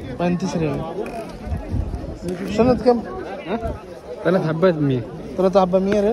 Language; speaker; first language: Arabic; non-native, learner; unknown